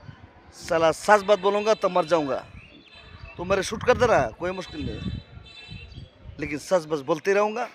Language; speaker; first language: Hindi; non-native, learner; Bangla